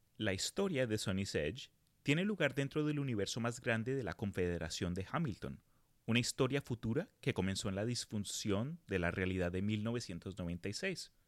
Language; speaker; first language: Spanish; early bilingual, heritage; Spanish